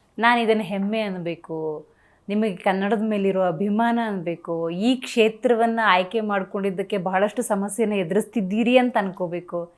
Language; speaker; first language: Kannada; native; Kannada